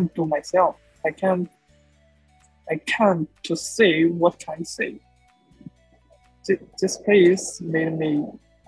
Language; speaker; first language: English; non-native, learner; Chinese